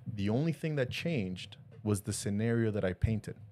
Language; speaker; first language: English; early bilingual, other home language; Spanish